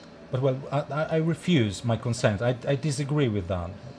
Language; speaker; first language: English; non-native, fluent; Polish